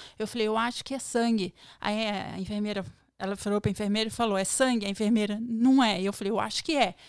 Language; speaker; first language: Portuguese; native; Portuguese